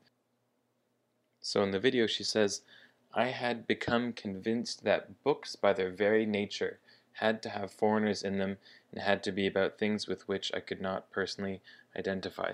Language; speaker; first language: English; native; English